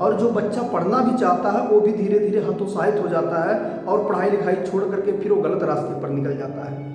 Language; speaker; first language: Hindi; native; Hindi